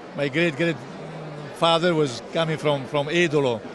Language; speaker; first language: English; non-native, fluent; Italian